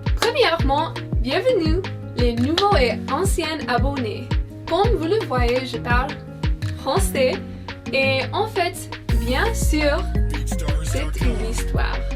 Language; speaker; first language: French; non-native, fluent; English